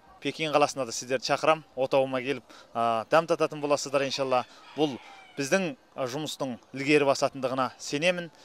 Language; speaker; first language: Kazakh; early bilingual, heritage; Kazakh